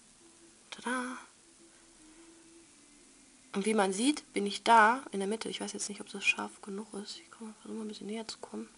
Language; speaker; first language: German; native; German